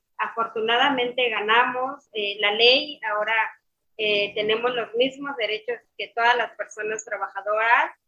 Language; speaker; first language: Spanish; non-native, local second language; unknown